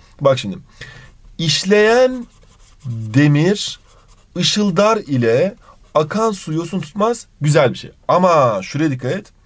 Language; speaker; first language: Turkish; native; Turkish